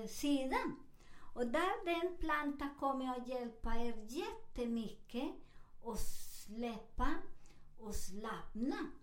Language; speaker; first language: Swedish; non-native, fluent; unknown